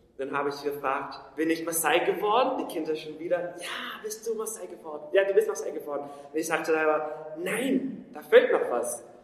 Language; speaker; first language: German; non-native, fluent; Portuguese